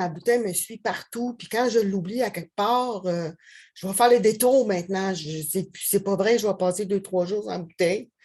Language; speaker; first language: French; native; French